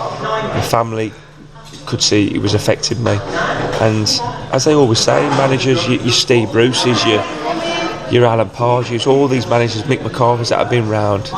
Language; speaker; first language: English; native; English